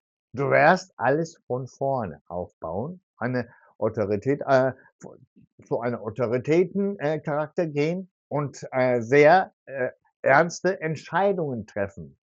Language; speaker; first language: German; non-native, fluent; Turkish